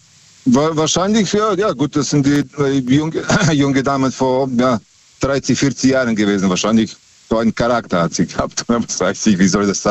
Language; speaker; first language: German; native; German